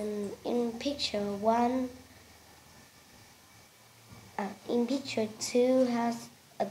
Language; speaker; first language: English; non-native, learner; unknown